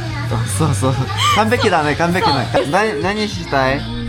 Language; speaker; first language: Japanese; non-native, learner; Korean